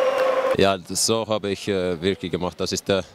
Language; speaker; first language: German; non-native, fluent; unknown